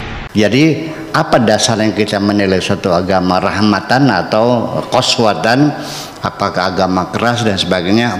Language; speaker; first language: Indonesian; native; Indonesian